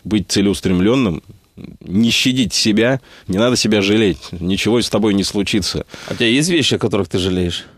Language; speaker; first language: Russian; native; Russian